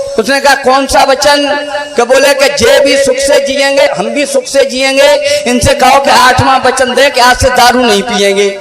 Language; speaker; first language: Hindi; native; Hindi